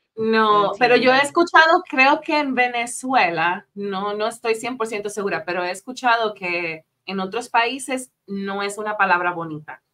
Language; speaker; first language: Spanish; native; Spanish